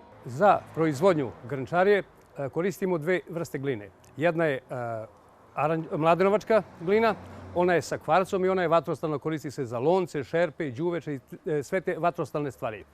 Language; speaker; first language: Bosnian; native; Bosnian